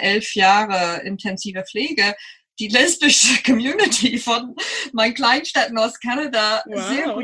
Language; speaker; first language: German; non-native, fluent; English